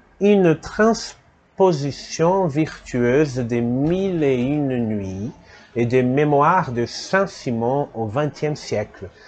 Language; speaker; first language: French; non-native, fluent; Portuguese